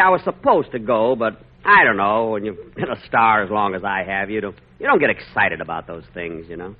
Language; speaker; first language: English; native; English